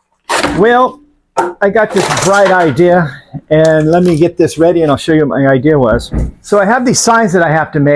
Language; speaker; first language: English; native; English